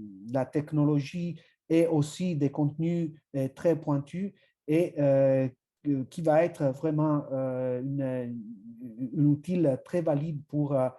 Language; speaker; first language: French; non-native, fluent; Italian